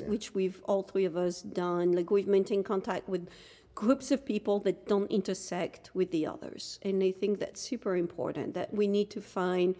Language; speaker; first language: English; non-native, fluent; French